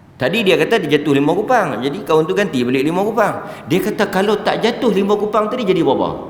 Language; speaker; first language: Malay; native; Malay